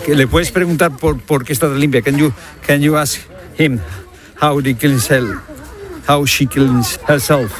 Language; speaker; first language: Spanish; native; Spanish